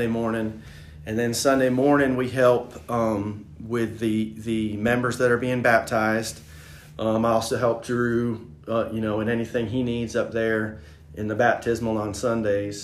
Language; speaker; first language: English; native; English